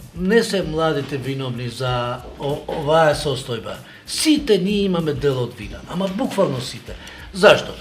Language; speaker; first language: Macedonian; non-native, local second language; Albanian